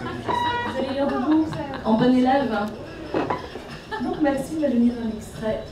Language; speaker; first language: French; native; French